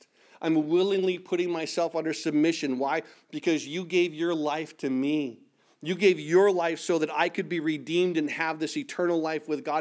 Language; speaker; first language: English; native; English